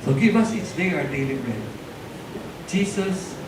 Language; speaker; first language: English; non-native, local second language; Filipino